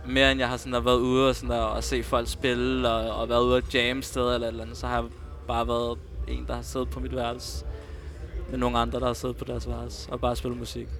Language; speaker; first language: Danish; early bilingual, other home language; Spanish